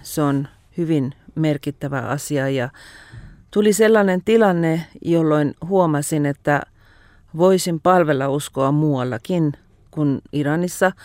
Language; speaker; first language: Finnish; non-native, fluent; Persian